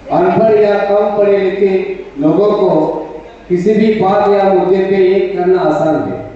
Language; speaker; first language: Hindi; non-native, local second language; Marathi